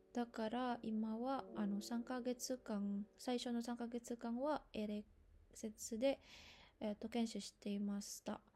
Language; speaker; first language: Japanese; non-native, learner; Indonesian